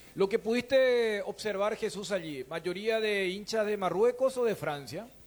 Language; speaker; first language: Spanish; native; Spanish